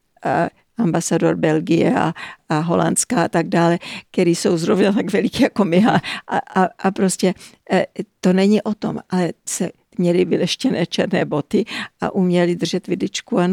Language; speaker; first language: Czech; early bilingual, heritage; Czech